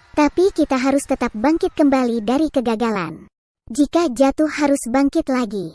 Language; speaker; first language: Indonesian; native; Indonesian